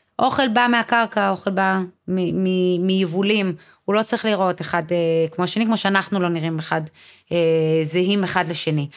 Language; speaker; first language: Hebrew; native; Hebrew